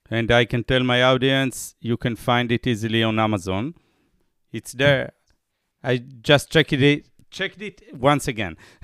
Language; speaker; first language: English; non-native, fluent; Hebrew